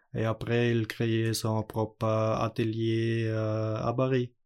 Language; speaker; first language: French; non-native, learner; German